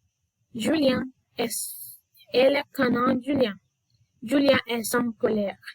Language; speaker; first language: French; non-native, learner; Spanish